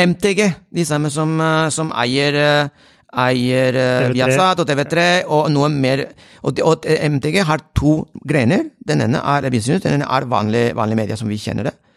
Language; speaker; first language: Norwegian; non-native, fluent; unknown